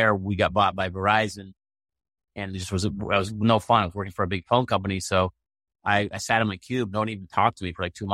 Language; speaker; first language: English; native; English